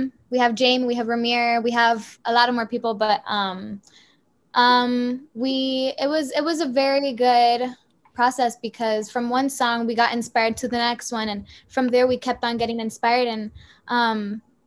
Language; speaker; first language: English; early bilingual, other home language; Spanish